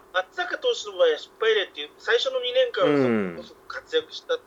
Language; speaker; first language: Japanese; native; Japanese